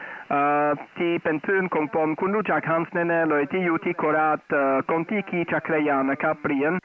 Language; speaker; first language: Thai; non-native, fluent; Dutch